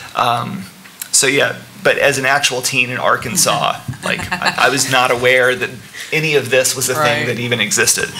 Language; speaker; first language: English; native; English